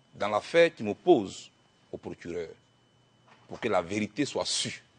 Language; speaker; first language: French; non-native, local second language; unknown